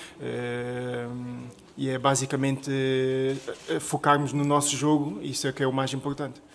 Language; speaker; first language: Portuguese; native; Portuguese